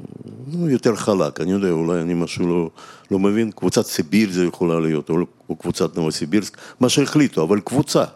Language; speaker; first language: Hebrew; non-native, fluent; Russian